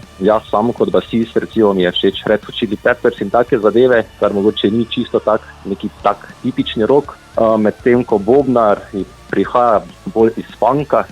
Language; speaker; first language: Slovenian; native; Slovenian